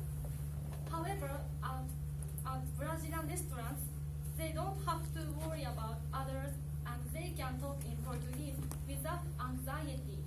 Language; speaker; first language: English; non-native, learner; Japanese